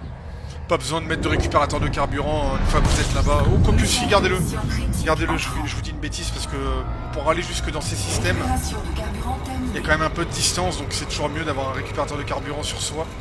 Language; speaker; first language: French; native; French